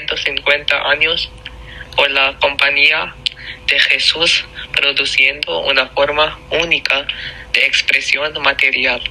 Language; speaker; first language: Spanish; non-native, learner; English